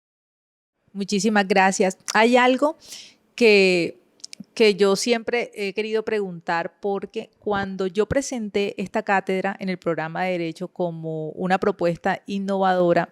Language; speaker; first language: Spanish; native; Spanish